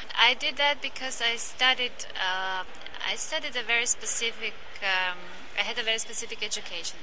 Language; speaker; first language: English; non-native, fluent; Croatian